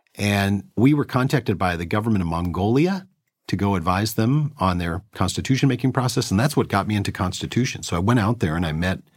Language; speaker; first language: English; native; English